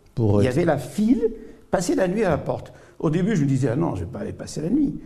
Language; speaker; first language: French; non-native, local second language; Arabic